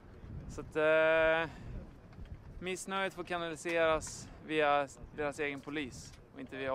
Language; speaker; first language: Swedish; native; Swedish